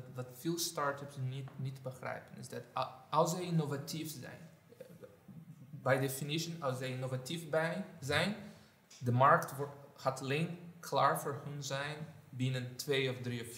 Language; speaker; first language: Dutch; non-native, fluent; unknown